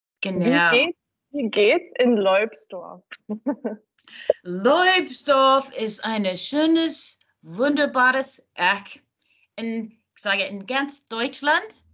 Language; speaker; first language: German; non-native, learner; English